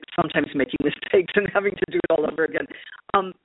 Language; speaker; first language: English; native; English